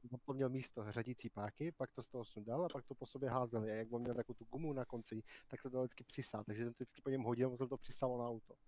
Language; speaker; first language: Czech; native; Czech